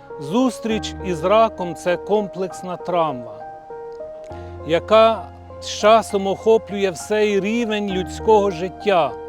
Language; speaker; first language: Ukrainian; native; Ukrainian